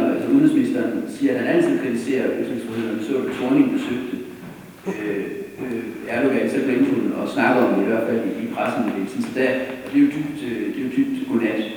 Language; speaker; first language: Danish; native; Danish